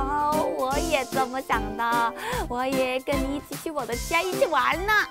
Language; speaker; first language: Chinese; non-native, fluent; Korean